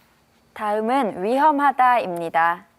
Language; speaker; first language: Korean; native; Korean